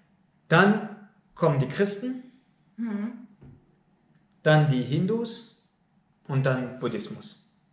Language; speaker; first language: German; non-native, fluent; Indonesian